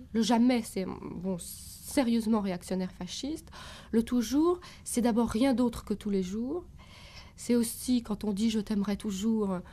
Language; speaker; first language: French; native; French